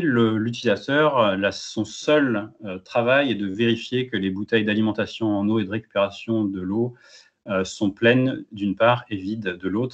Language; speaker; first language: French; native; French